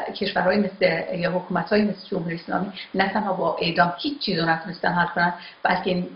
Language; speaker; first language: Persian; non-native, local second language; Azerbaijani